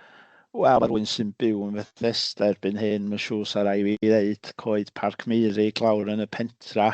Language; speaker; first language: Welsh; native; Welsh